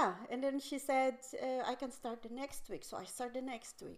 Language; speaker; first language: English; non-native, local second language; Filipino